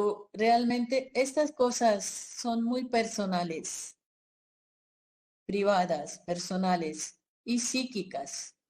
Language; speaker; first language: Spanish; non-native, fluent; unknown